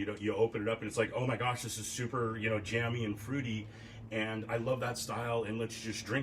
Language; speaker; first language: English; native; English